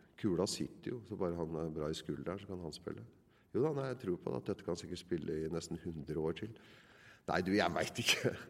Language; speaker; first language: Norwegian; native; Norwegian